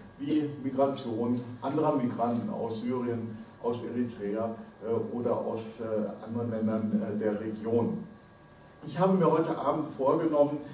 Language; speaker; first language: German; native; German